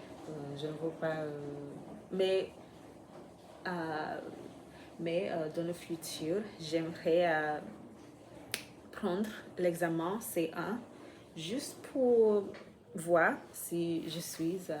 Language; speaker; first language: French; non-native, fluent; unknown